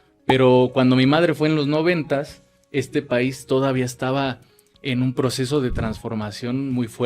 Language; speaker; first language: Spanish; native; Spanish